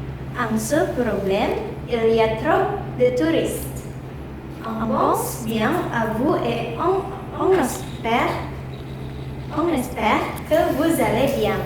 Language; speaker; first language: French; non-native, learner; Indonesian